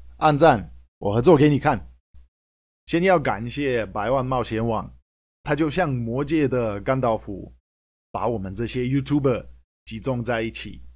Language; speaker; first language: Chinese; non-native, fluent; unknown